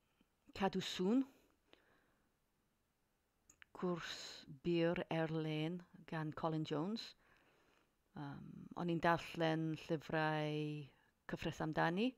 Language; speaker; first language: Welsh; non-native, learner; English